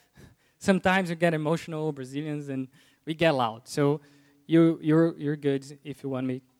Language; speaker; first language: English; non-native, fluent; Portuguese